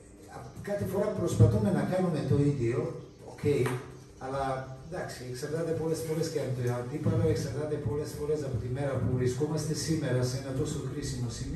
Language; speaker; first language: Greek; non-native, fluent; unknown